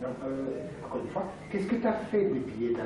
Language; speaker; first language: French; native; French